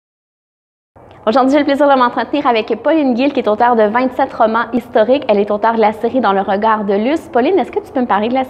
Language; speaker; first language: French; native; French